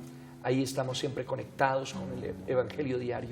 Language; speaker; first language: Spanish; native; Spanish